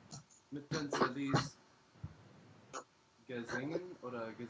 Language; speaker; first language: German; non-native, learner; English